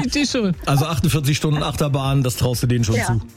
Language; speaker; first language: German; native; German